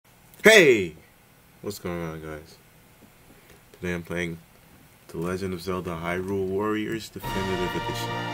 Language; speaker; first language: English; native; English